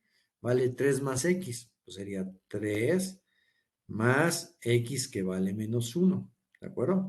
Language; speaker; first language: Spanish; native; Spanish